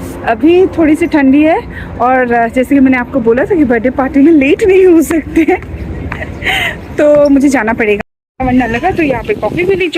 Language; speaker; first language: Hindi; non-native, local second language; Odia